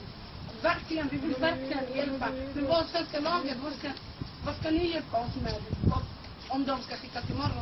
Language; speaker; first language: Swedish; non-native, fluent; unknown